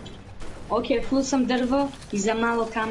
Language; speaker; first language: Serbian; early bilingual, heritage; Serbian